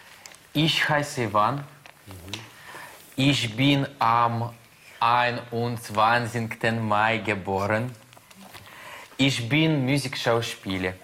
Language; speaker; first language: German; non-native, learner; Russian